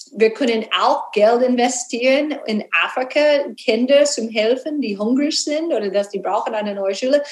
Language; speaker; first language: German; non-native, learner; English